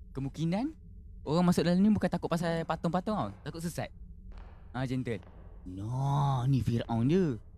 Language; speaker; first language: Malay; native; Malay